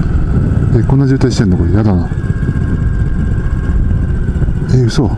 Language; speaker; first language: Japanese; native; Japanese